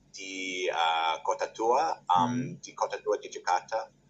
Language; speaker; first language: Indonesian; non-native, learner; English